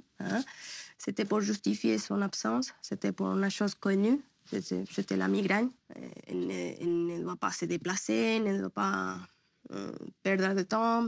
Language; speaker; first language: French; non-native, learner; Spanish